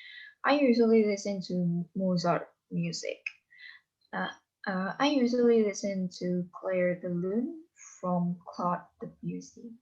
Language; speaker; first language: English; non-native, learner; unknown